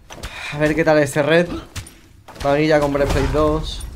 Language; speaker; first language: Spanish; native; Spanish